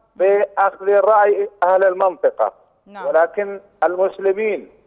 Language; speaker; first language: Arabic; non-native, fluent; Urdu